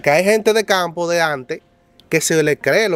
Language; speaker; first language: Spanish; native; Spanish